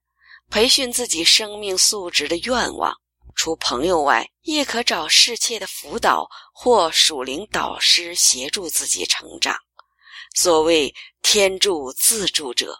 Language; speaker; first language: Chinese; native; Chinese